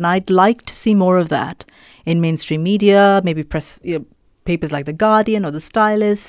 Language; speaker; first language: English; non-native, local second language; Malayalam